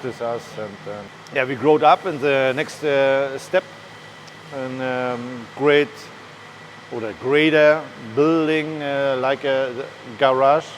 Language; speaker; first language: English; non-native, learner; German